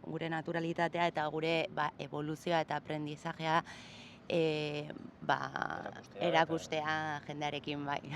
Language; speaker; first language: Basque; non-native, local second language; Spanish